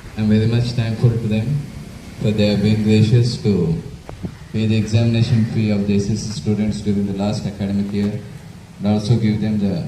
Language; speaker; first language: English; non-native, local second language; Telugu